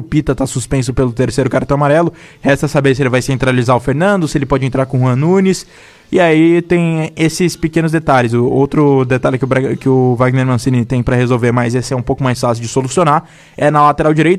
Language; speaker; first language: Portuguese; native; Portuguese